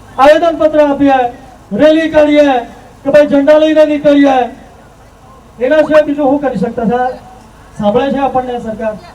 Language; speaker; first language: Gujarati; non-native, local second language; Gamit